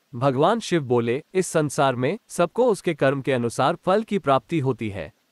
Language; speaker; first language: Hindi; non-native, local second language; Gujarati